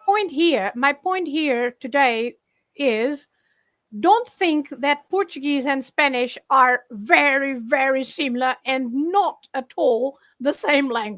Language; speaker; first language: English; non-native, fluent; Portuguese